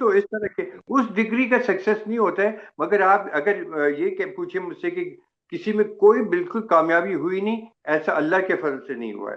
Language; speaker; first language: Urdu; native; Urdu